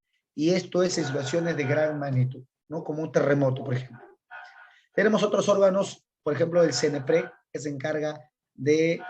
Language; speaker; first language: Spanish; native; Spanish